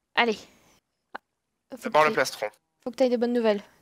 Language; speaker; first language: French; native; French